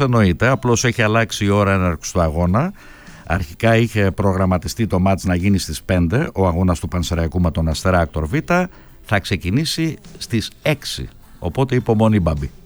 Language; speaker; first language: Greek; native; Greek